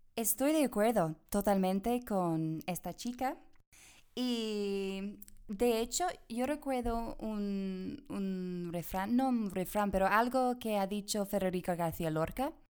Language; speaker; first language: Spanish; non-native, fluent; English